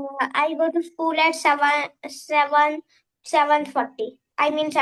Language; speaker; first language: English; non-native, fluent; Hindi